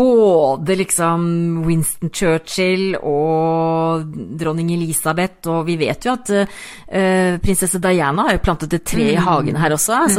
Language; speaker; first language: Norwegian; native; Norwegian